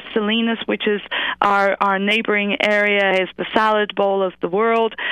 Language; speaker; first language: English; native; English